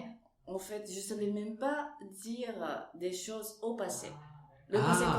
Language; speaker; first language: French; non-native, fluent; Japanese